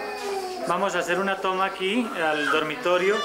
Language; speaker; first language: Spanish; native; Spanish